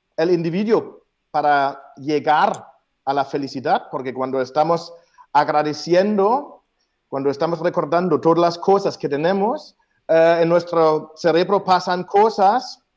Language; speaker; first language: Spanish; non-native, fluent; German